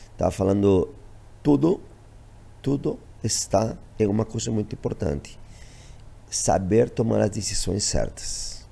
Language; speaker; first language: Portuguese; non-native, fluent; Spanish